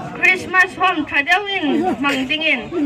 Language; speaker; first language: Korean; early bilingual, other home language; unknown